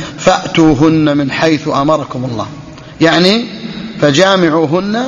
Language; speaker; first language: Arabic; native; Arabic